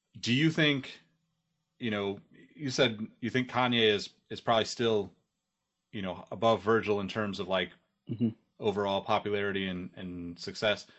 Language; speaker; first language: English; native; English